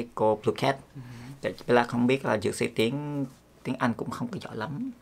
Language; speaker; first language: Vietnamese; early bilingual, heritage; Vietnamese